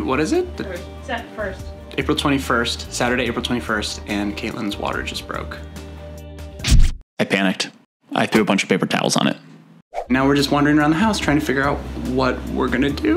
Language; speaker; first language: English; native; English